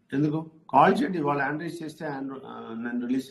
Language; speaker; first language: Telugu; non-native, learner; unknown